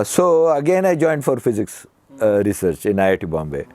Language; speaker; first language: English; non-native, local second language; Kannada